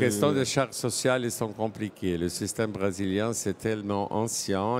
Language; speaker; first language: French; non-native, fluent; Portuguese